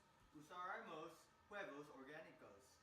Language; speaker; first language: Spanish; non-native, learner; English